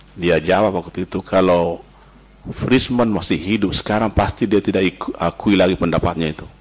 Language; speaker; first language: Indonesian; native; Indonesian